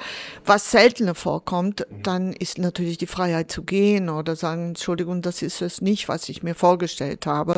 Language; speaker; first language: German; non-native, fluent; Portuguese